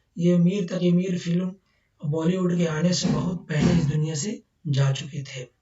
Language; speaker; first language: Urdu; native; Urdu